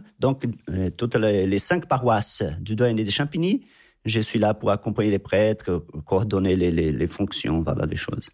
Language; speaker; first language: French; non-native, fluent; Portuguese